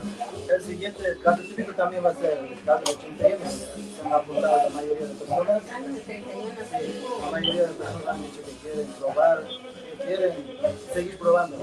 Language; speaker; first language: Spanish; non-native, local second language; Quechua